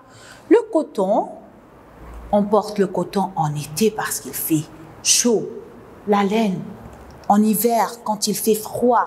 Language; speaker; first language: French; non-native, local second language; Arabic